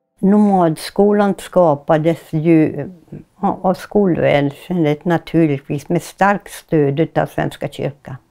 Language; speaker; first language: Swedish; non-native, local second language; Northern Sami